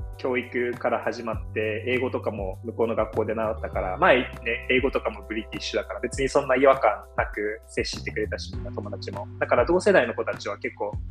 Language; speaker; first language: Japanese; early bilingual, heritage; Japanese